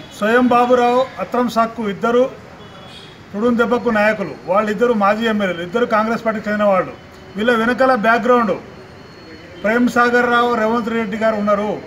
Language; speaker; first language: Telugu; non-native, local second language; Lambadi